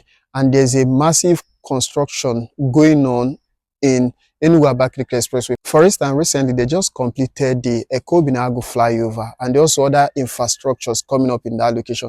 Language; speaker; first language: English; non-native, local second language; Igbo